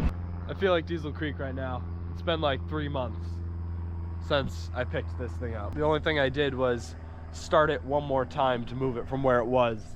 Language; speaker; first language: English; native; English